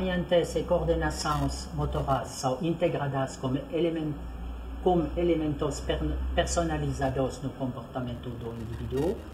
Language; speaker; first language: Portuguese; non-native, fluent; French